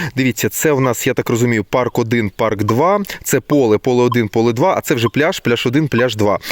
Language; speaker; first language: Ukrainian; non-native, local second language; Russian